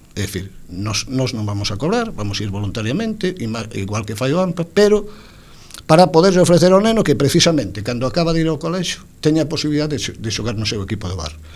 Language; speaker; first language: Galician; non-native, local second language; Spanish